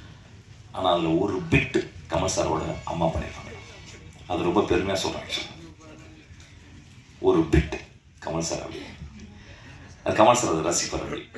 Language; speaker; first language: Tamil; native; Tamil